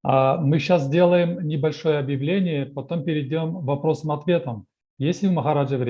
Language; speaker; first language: Russian; native; Russian